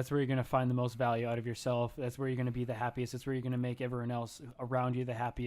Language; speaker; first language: English; native; English